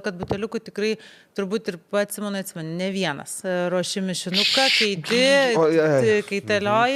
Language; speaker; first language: Lithuanian; native; Lithuanian